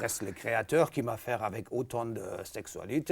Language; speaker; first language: French; native; French